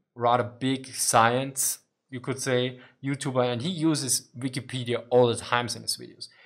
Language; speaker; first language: English; non-native, fluent; German